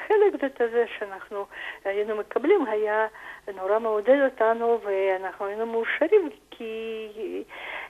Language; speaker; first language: Hebrew; non-native, fluent; Russian